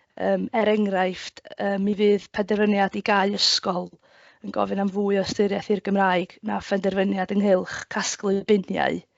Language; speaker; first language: Welsh; native; Welsh